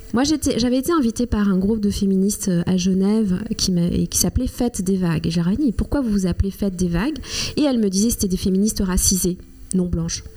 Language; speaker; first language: French; non-native, local second language; Kinyarwanda